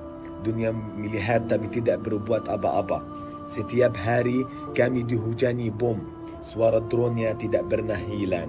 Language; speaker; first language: Indonesian; non-native, fluent; Arabic